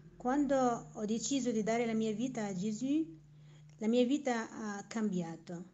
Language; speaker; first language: Italian; non-native, fluent; Arabic